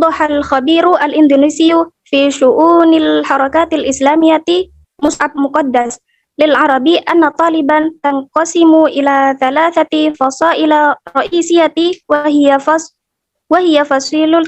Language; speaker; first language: Arabic; non-native, learner; Indonesian